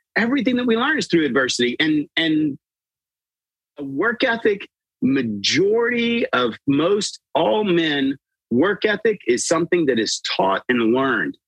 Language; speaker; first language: English; native; English